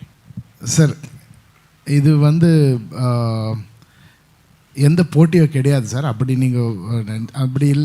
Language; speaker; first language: Tamil; non-native, local second language; Kannada